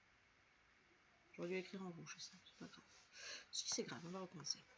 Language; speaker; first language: French; native; French